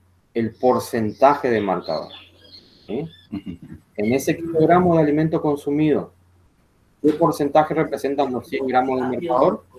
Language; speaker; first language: Spanish; native; Spanish